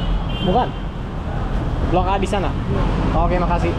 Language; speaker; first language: Indonesian; non-native, learner; English